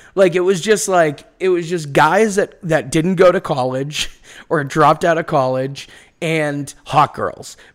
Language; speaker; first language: English; native; English